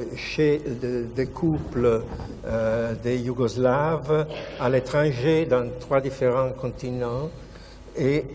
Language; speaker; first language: French; non-native, fluent; Italian